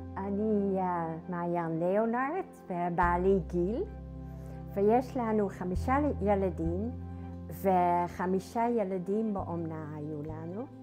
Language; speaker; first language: Hebrew; non-native, learner; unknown